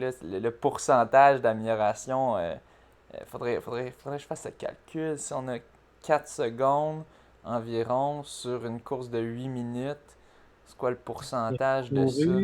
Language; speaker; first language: French; native; French